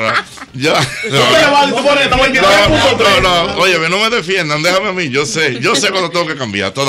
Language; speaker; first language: Spanish; native; Spanish